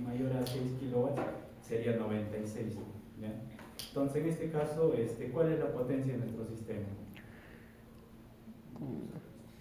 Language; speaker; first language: Spanish; native; Spanish